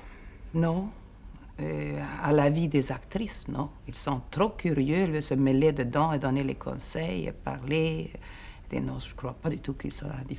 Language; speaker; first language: French; non-native, fluent; Swedish